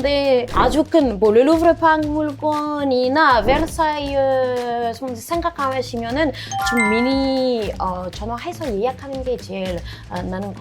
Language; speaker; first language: Korean; non-native, fluent; French